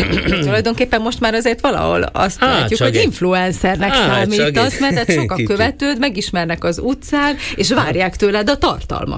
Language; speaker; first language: Hungarian; native; Hungarian